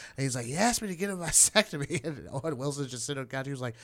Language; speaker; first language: English; native; English